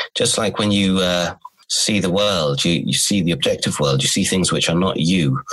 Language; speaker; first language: English; native; English